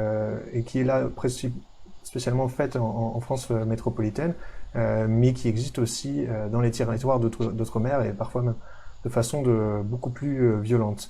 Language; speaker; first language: French; native; French